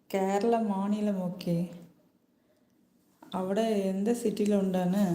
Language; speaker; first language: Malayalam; non-native, learner; Tamil